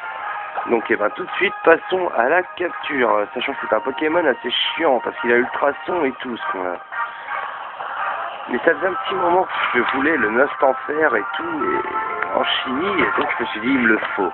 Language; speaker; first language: French; native; French